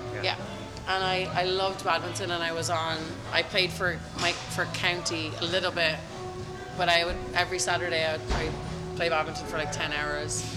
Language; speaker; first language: English; native; English